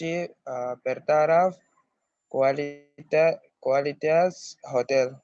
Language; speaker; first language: Indonesian; non-native, learner; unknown